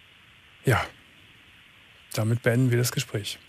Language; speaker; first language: German; native; German